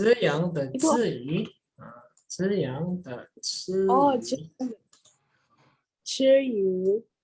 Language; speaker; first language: Chinese; non-native, fluent; Indonesian